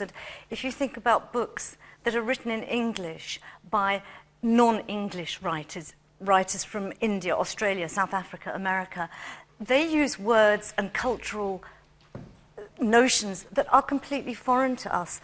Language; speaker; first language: English; native; English